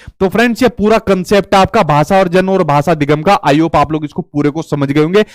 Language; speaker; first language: Hindi; native; Hindi